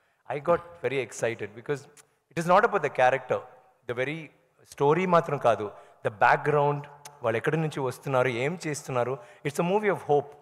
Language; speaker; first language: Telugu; non-native, learner; Tamil